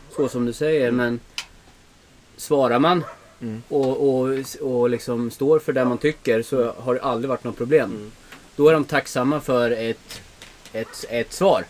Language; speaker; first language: Swedish; native; Swedish